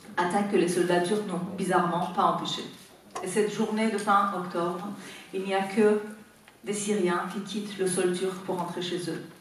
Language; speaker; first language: French; non-native, fluent; Persian